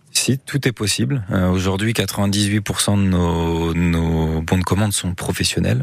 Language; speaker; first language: French; native; French